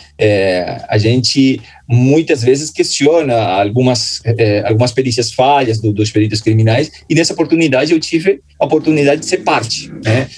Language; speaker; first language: Portuguese; non-native, fluent; Spanish